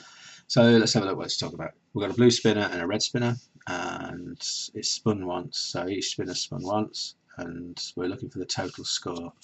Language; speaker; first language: English; native; English